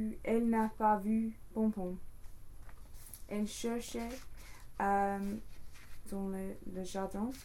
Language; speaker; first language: French; non-native, learner; English